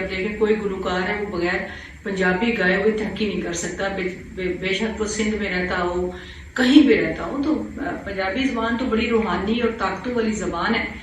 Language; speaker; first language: Urdu; non-native, local second language; Punjabi